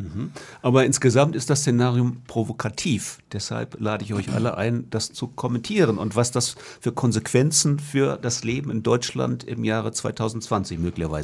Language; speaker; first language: German; native; German